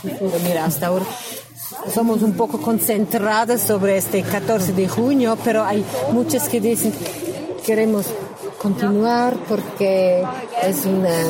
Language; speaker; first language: Spanish; non-native, learner; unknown